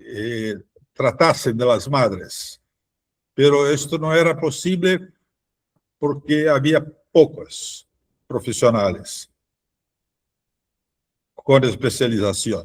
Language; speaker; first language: Spanish; non-native, fluent; Portuguese